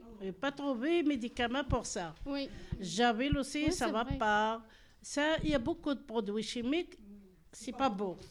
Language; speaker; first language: French; non-native, learner; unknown